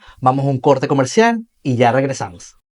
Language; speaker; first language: Spanish; native; Spanish